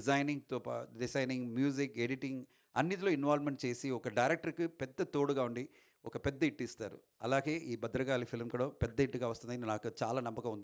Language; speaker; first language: Telugu; non-native, learner; Tamil